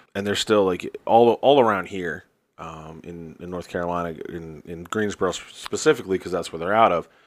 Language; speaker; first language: English; native; English